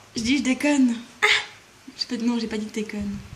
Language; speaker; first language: French; native; French